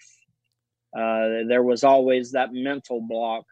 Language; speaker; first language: English; native; English